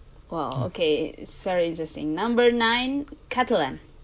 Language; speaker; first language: English; early bilingual, other home language; Indonesian